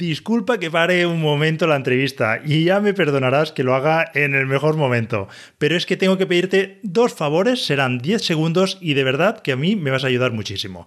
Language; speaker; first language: Spanish; native; Spanish